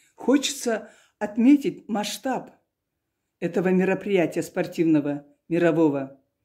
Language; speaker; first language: Russian; non-native, local second language; Karachay-Balkar